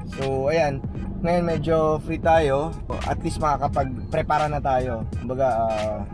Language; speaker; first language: Filipino; native; Filipino